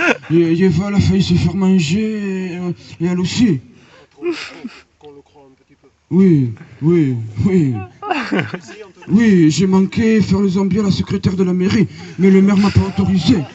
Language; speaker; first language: French; native; French